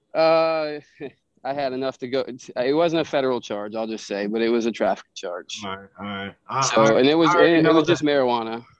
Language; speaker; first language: English; native; English